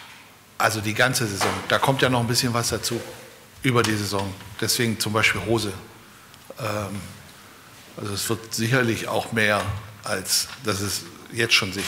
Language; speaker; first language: German; native; German